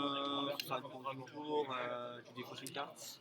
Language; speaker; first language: French; native; French